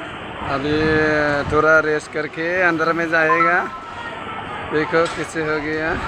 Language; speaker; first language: Hindi; non-native, local second language; Bodo